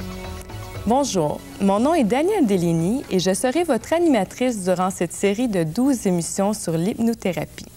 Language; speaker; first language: French; native; French